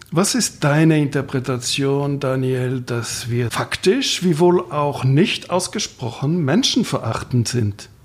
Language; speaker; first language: German; non-native, fluent; French